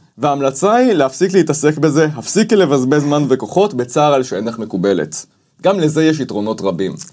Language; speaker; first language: Hebrew; native; Hebrew